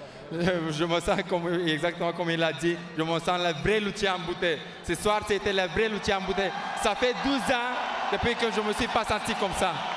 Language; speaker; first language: French; non-native, fluent; Romanian